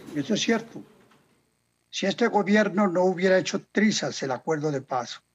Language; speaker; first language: Spanish; native; Spanish